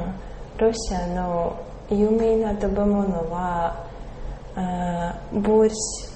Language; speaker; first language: Japanese; non-native, learner; Russian